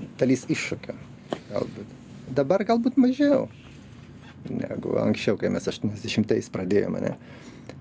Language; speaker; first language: Lithuanian; non-native, local second language; Russian